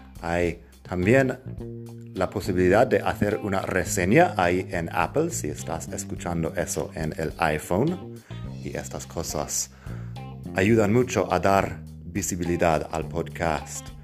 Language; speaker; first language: Spanish; non-native, fluent; English